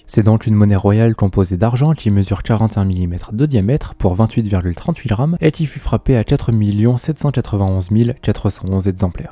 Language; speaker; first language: French; native; French